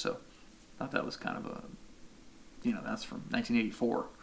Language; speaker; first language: English; native; English